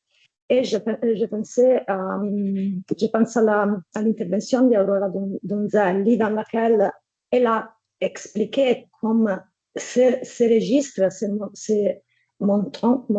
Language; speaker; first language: French; non-native, fluent; Italian